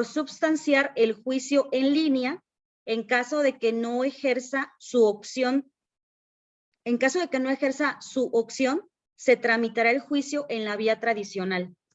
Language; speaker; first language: Spanish; native; Spanish